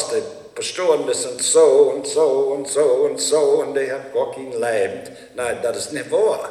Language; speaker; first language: German; early bilingual, heritage; Low German